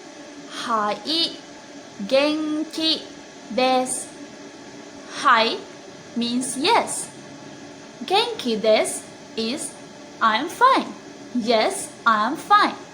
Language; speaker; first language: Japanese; non-native, learner; Sinhala